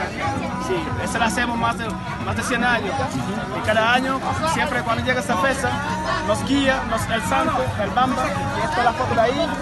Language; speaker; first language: Spanish; non-native, fluent; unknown